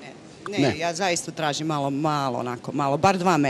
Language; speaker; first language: Serbian; native; Serbian